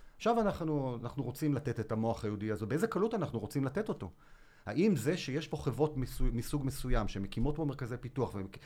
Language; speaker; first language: Hebrew; native; Hebrew